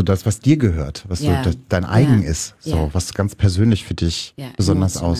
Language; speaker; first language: German; native; German